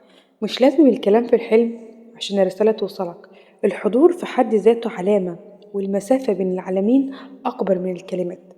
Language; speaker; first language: Arabic; native; Arabic